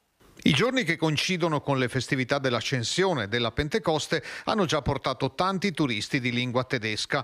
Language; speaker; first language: Italian; native; Italian